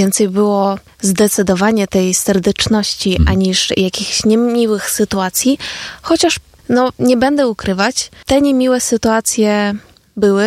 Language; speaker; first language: Polish; non-native, fluent; Ukrainian